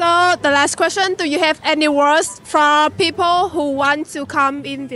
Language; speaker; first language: English; non-native, learner; Vietnamese